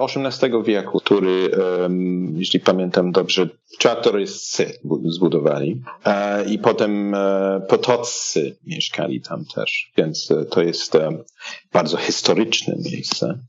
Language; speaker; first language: Polish; non-native, fluent; English